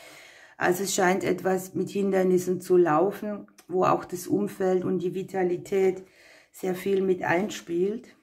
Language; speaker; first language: German; native; German